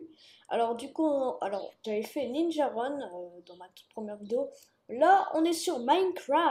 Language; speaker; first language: French; native; French